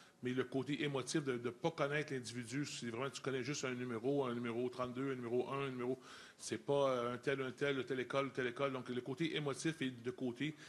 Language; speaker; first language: French; native; French